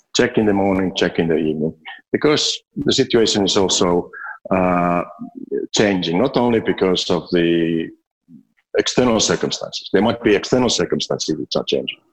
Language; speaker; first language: English; non-native, fluent; Finnish